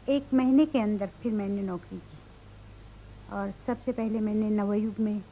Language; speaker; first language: Hindi; non-native, local second language; Marathi